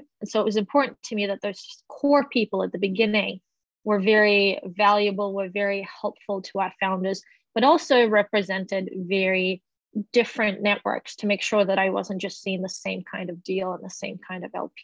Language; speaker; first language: English; native; English